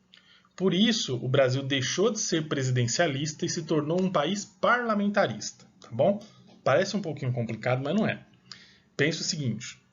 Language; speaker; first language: Portuguese; native; Portuguese